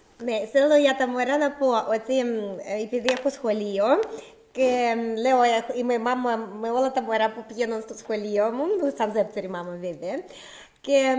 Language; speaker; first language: Greek; non-native, learner; Russian